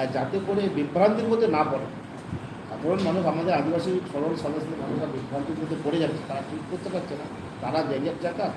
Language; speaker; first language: Bangla; non-native, local second language; Santali